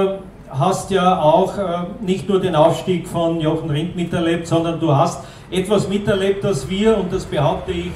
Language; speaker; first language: German; native; German